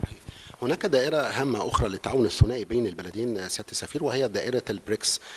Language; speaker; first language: Arabic; native; Arabic